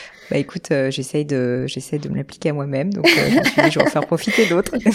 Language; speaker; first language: French; native; French